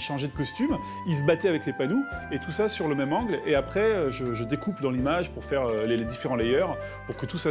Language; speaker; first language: French; native; French